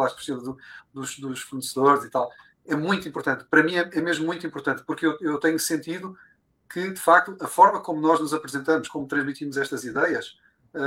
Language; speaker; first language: Portuguese; native; Portuguese